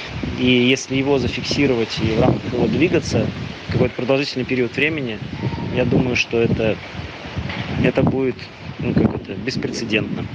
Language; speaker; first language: Russian; native; Russian